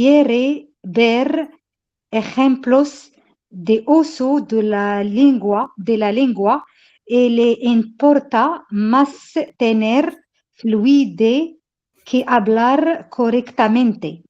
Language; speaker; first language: Spanish; non-native, learner; Arabic